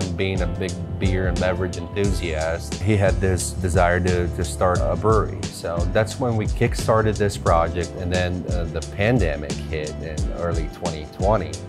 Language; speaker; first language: English; non-native, fluent; Portuguese